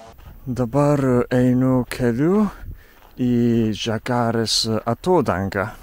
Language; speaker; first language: Lithuanian; non-native, learner; Japanese